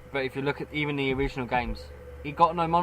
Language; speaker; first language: English; native; English